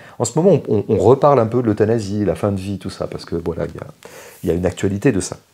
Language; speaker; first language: French; native; French